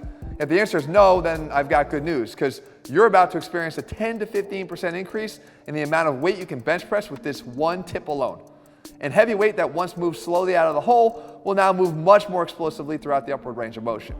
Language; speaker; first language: English; native; English